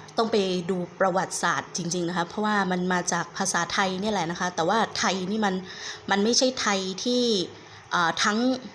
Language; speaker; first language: Thai; native; Thai